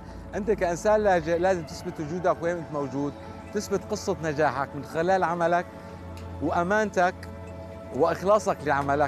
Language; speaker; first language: Arabic; native; Arabic